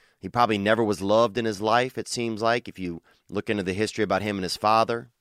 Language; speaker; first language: English; native; English